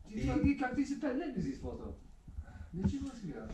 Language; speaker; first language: Russian; non-native, learner; English